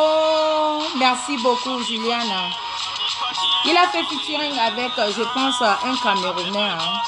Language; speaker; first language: French; non-native, local second language; Ewe